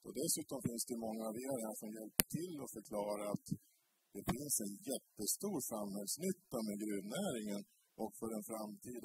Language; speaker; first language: Swedish; native; Swedish